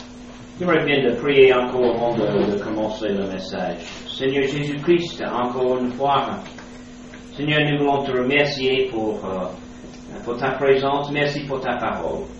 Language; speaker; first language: French; non-native, fluent; English